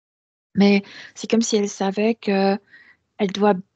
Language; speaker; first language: French; non-native, fluent; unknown